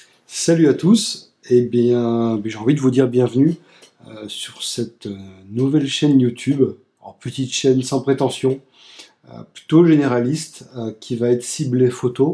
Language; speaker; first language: French; native; French